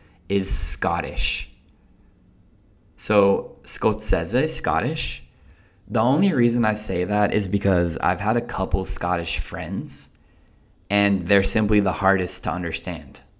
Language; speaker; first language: English; native; English